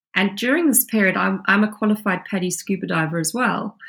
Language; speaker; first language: English; native; English